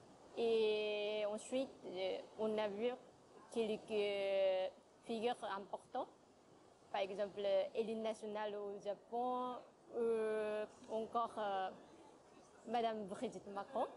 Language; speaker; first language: French; non-native, fluent; Japanese